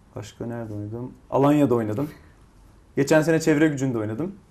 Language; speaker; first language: Turkish; native; Turkish